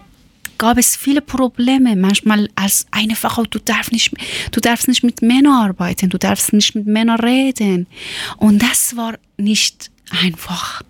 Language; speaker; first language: German; non-native, learner; Persian